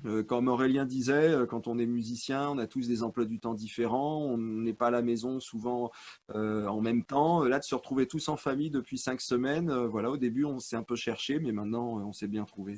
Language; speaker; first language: French; native; French